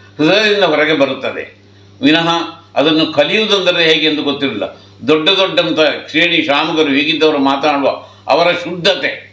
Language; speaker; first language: Kannada; native; Kannada